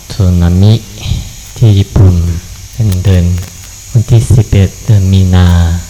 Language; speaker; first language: Thai; non-native, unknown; Japanese